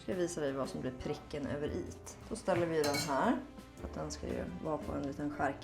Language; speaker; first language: Swedish; native; Swedish